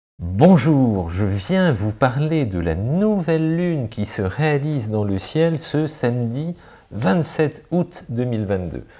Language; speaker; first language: French; native; French